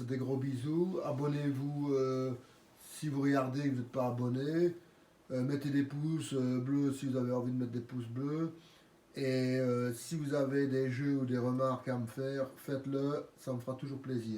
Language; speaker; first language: French; native; French